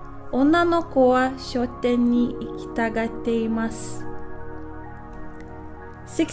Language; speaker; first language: Japanese; non-native, fluent; English